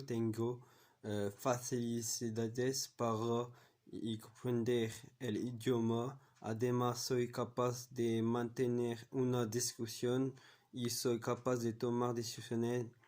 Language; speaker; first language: Spanish; non-native, learner; French